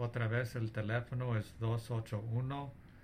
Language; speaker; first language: Spanish; early bilingual, heritage; English